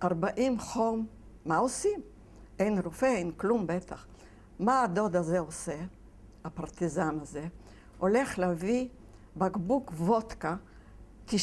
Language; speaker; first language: Hebrew; non-native, fluent; Yiddish